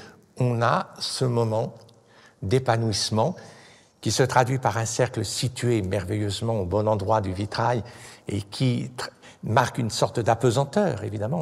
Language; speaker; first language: French; native; French